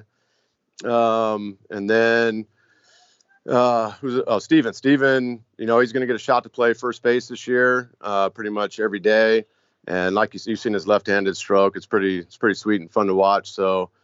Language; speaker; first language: English; native; English